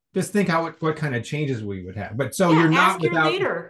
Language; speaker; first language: English; native; English